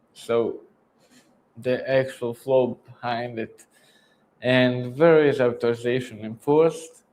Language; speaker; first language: English; non-native, fluent; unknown